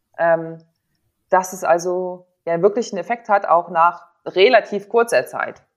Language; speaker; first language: German; native; German